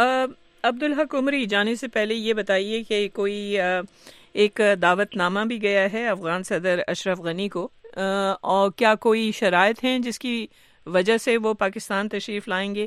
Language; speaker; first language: Urdu; native; Urdu